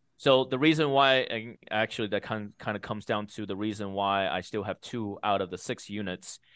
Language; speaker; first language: English; early bilingual, other home language; Chinese